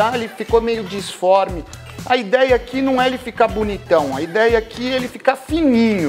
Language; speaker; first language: Portuguese; native; Portuguese